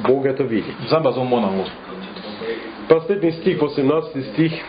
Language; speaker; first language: Russian; non-native, fluent; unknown